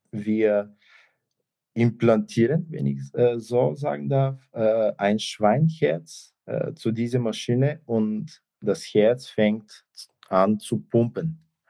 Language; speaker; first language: German; non-native, fluent; Bulgarian